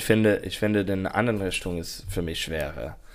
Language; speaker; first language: German; non-native, learner; English